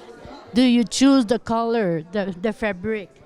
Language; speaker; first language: English; non-native, local second language; French